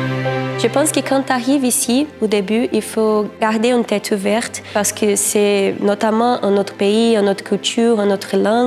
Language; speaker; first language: French; non-native, fluent; Portuguese